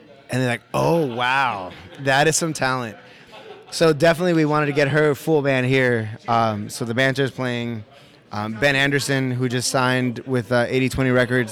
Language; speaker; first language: English; early bilingual, other home language; Spanish